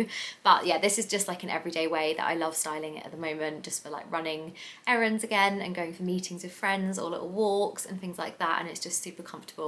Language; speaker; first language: English; native; English